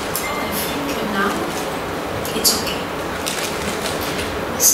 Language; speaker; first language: English; non-native, learner; French